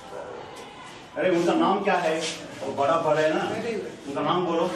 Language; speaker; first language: Hindi; non-native, learner; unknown